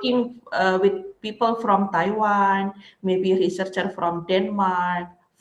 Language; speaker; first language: English; non-native, learner; Indonesian